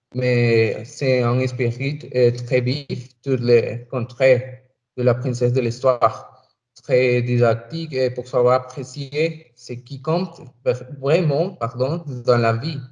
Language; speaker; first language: French; non-native, learner; Spanish